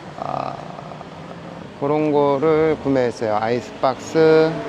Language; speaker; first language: Korean; native; Korean